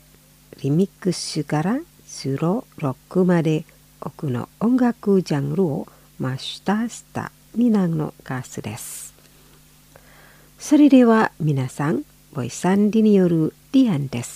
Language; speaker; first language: Japanese; non-native, fluent; Indonesian